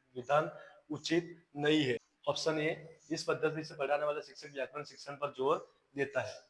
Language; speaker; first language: Hindi; non-native, local second language; Gujarati